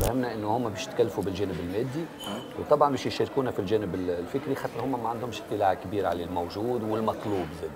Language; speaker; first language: Arabic; native; Arabic